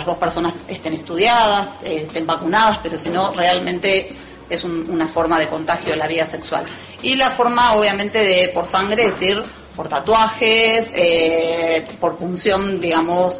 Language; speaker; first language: Spanish; native; Spanish